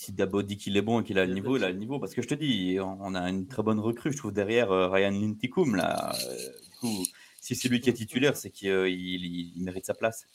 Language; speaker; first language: French; native; French